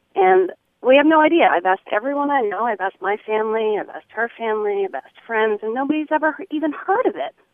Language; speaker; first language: English; native; English